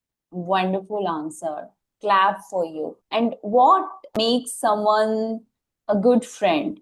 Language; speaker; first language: English; non-native, fluent; Hindi